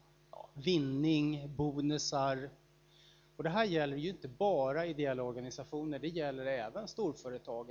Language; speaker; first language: Swedish; native; Swedish